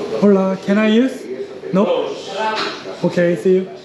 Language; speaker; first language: English; non-native, learner; Korean